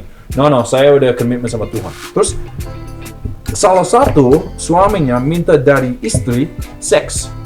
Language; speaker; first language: Indonesian; non-native, learner; English